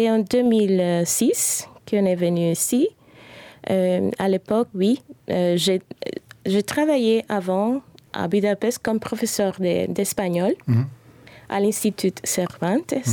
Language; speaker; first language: French; non-native, fluent; Spanish